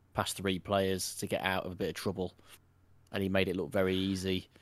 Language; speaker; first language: English; native; English